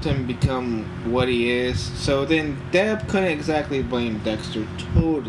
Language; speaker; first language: English; native; English